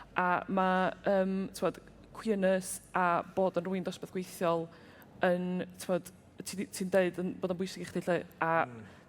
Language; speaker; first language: Welsh; native; Welsh